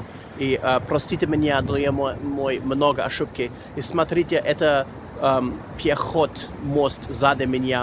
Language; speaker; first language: Russian; non-native, learner; English